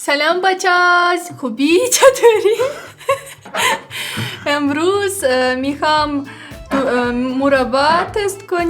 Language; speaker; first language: Persian; non-native, learner; Russian